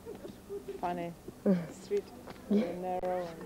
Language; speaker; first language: English; non-native, learner; Polish